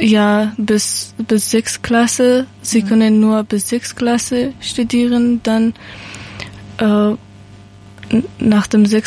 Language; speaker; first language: German; non-native, learner; Persian